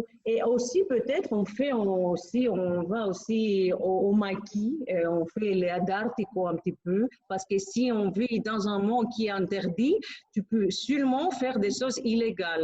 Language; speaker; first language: French; non-native, fluent; Greek